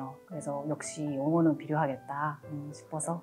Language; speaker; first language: Korean; non-native, fluent; Japanese